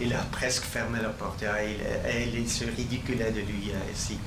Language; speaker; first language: French; non-native, local second language; German